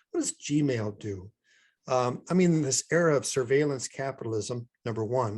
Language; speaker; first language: English; native; English